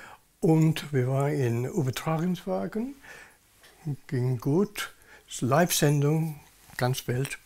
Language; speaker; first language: German; non-native, learner; English